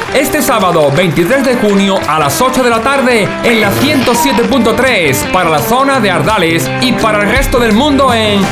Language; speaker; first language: Spanish; native; Spanish